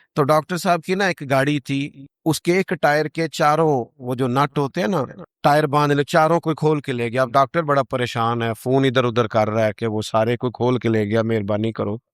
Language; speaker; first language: Urdu; non-native, local second language; Punjabi